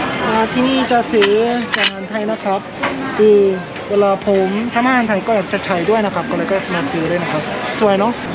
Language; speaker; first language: Thai; non-native, fluent; Korean